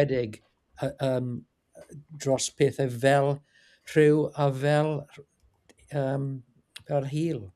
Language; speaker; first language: Welsh; non-native, learner; English